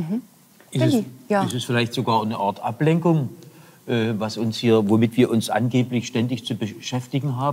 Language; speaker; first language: German; native; German